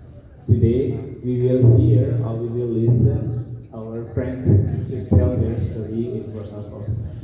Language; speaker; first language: English; non-native, fluent; Indonesian